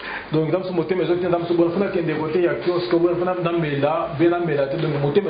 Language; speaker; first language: Russian; non-native, learner; French